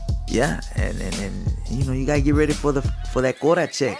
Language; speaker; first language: English; early bilingual, other home language; Spanish